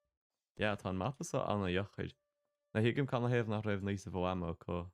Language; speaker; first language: Irish; non-native, local second language; English